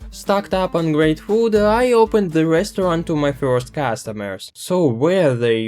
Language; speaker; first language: English; non-native, fluent; Russian